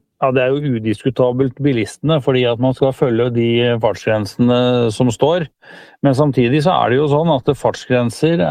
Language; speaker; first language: Norwegian; native; Norwegian